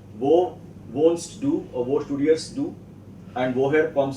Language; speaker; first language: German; non-native, fluent; Marathi